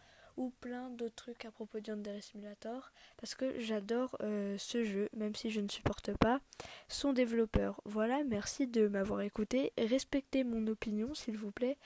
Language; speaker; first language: French; native; French